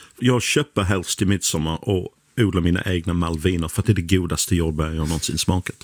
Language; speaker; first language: Swedish; non-native, fluent; English